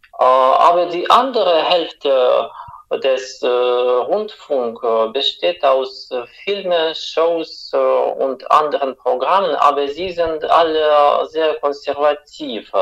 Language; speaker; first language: German; non-native, fluent; Russian